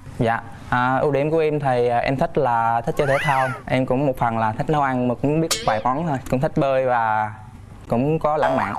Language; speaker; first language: Vietnamese; native; Vietnamese